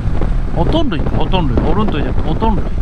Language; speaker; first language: Japanese; native; Japanese